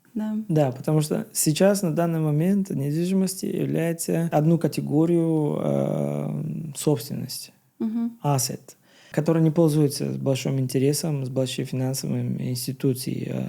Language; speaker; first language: Russian; non-native, learner; Bulgarian